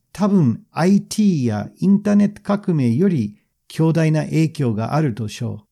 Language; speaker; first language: Japanese; non-native, fluent; English